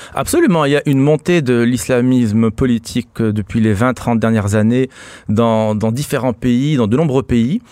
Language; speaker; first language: French; non-native, local second language; Arabic